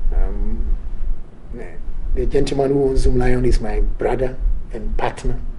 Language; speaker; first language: English; non-native, local second language; Akan